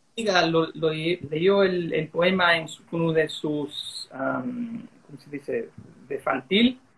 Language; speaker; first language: Spanish; early bilingual, heritage; Spanish